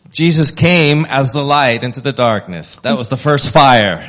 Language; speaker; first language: English; native; English